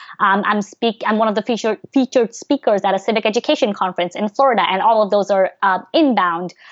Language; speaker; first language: English; early bilingual, other home language; Bangla